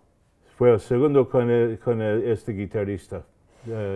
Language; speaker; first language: Spanish; non-native, fluent; English